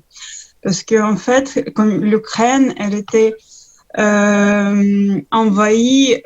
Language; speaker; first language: French; non-native, learner; Ukrainian